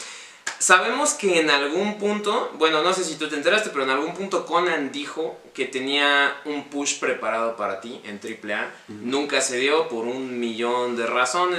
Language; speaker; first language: Spanish; native; Spanish